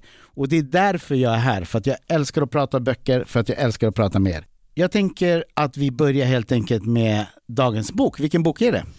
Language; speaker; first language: Swedish; native; Swedish